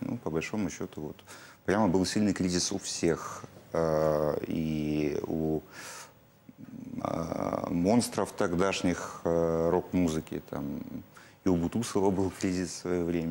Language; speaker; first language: Russian; native; Russian